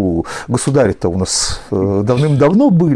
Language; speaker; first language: Russian; native; Russian